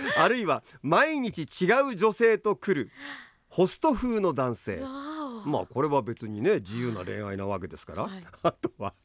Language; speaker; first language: Japanese; native; Japanese